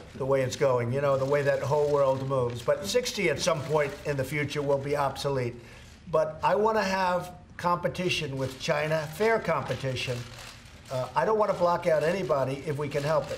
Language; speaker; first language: English; native; English